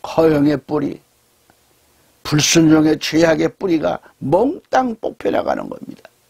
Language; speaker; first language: Korean; native; Korean